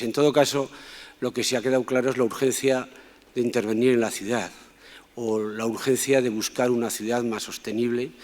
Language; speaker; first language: Spanish; native; Spanish